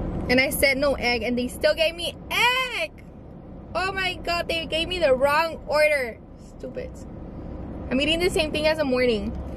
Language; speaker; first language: English; early bilingual, other home language; Spanish